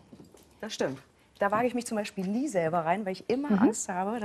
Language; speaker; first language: German; native; German